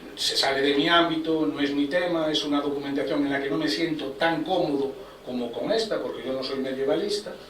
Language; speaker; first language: Spanish; non-native, local second language; Galician